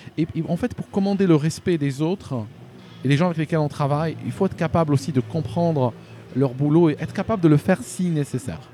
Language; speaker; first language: French; non-native, local second language; Arabic